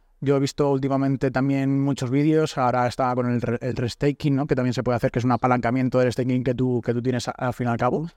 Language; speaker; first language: Spanish; native; Spanish